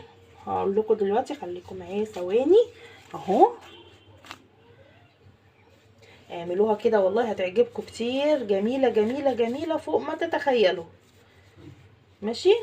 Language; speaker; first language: Arabic; native; Arabic